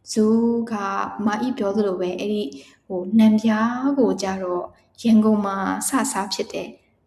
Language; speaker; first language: Burmese; native; Burmese